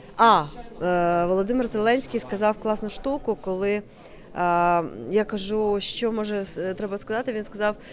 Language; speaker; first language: Ukrainian; non-native, local second language; Crimean Tatar